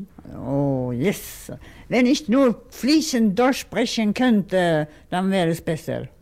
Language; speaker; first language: German; non-native, fluent; Swedish